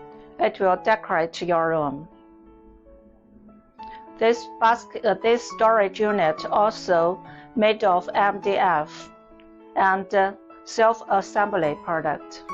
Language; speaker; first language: English; non-native, learner; Chinese